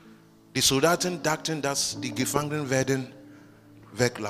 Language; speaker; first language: German; non-native, learner; Russian